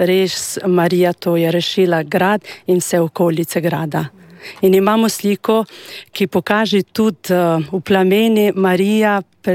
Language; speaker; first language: Slovenian; non-native, learner; Albanian